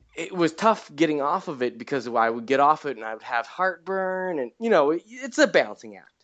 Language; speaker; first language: English; native; English